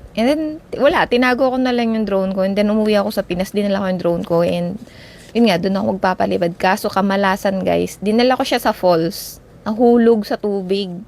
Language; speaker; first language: Filipino; native; Filipino